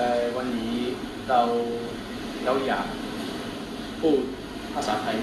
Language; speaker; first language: Thai; non-native, learner; English